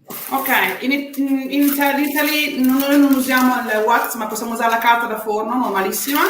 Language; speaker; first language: Italian; native; Italian